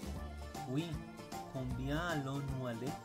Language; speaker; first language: French; non-native, learner; Spanish